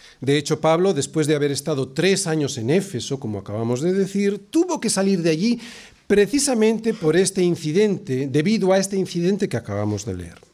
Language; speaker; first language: Spanish; native; Spanish